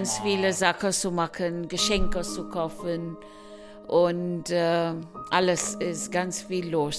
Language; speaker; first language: German; non-native, learner; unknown